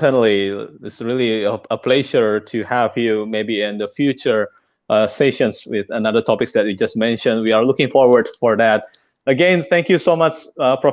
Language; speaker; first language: English; non-native, fluent; Indonesian